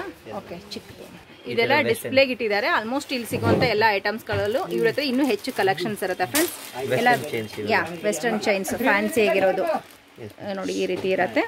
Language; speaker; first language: Kannada; native; Kannada